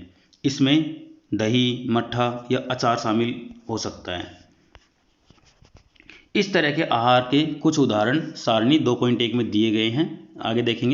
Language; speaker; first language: Hindi; native; Hindi